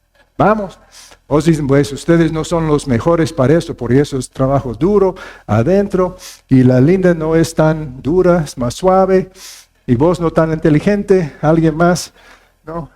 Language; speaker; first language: Spanish; non-native, fluent; English